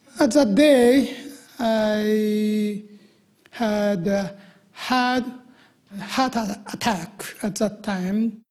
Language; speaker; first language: English; non-native, learner; Japanese